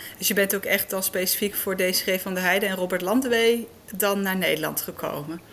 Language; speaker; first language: Dutch; native; Dutch